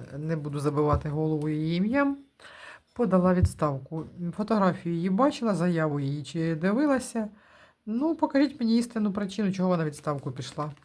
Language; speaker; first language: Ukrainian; non-native, local second language; Russian